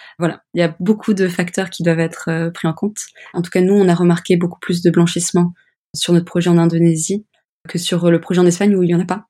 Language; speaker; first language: French; early bilingual, other home language; English